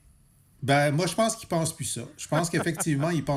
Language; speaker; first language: French; native; French